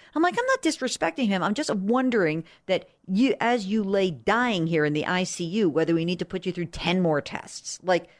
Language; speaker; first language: English; native; English